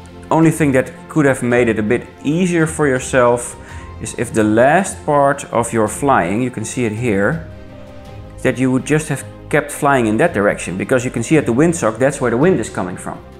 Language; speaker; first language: English; non-native, fluent; Dutch